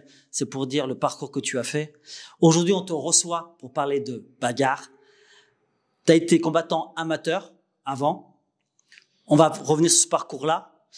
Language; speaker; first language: French; native; French